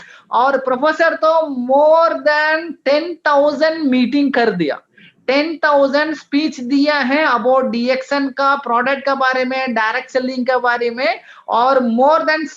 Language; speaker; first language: Hindi; non-native, local second language; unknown